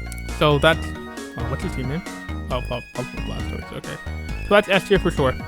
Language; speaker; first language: English; native; English